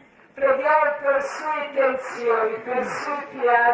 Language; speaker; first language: Italian; non-native, learner; Croatian